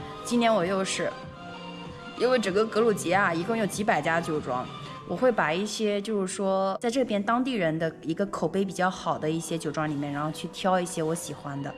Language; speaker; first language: Chinese; native; Chinese